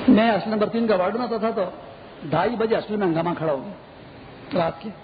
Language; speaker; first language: Urdu; non-native, local second language; Pashto